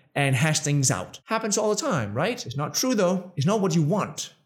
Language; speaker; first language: English; non-native, fluent; Danish